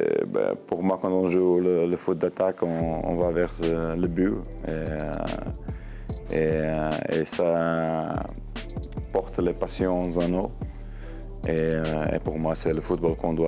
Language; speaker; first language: French; non-native, learner; Portuguese